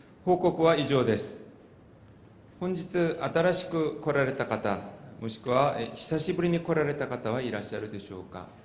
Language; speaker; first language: Japanese; non-native, fluent; Korean